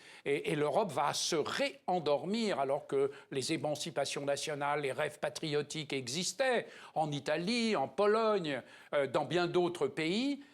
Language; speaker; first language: French; native; French